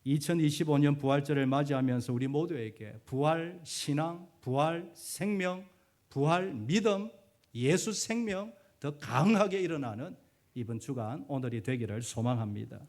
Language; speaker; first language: Korean; native; Korean